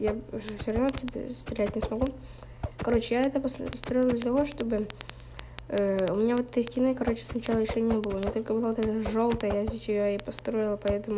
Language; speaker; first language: Russian; native; Russian